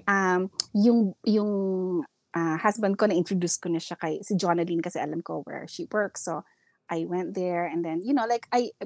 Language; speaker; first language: English; non-native, local second language; Filipino